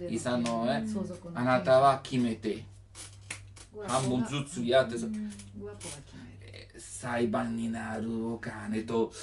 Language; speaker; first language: Japanese; non-native, learner; Italian